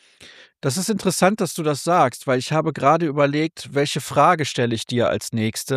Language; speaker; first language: German; native; German